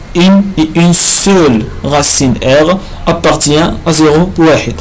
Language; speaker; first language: French; non-native, local second language; Arabic